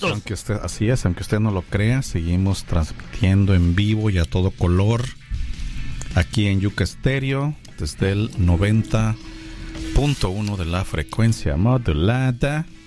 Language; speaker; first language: Spanish; native; Spanish